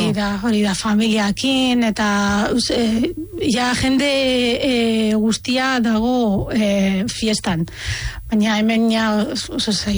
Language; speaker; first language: Basque; non-native, fluent; Arabic